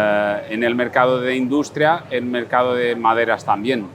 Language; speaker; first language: Spanish; non-native, fluent; Portuguese